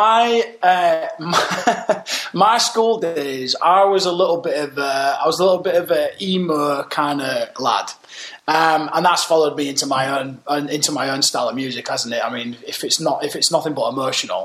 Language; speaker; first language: English; native; English